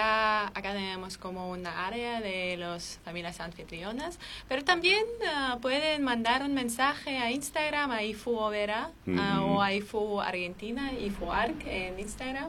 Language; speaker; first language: Spanish; non-native, fluent; Armenian